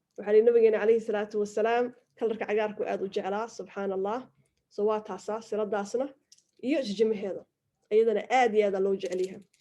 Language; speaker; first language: Somali; early bilingual, heritage; Somali